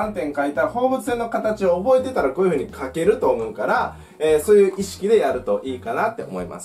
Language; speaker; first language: Japanese; native; Japanese